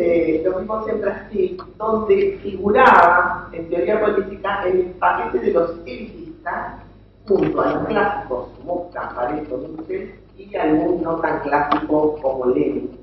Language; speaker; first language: Spanish; native; Spanish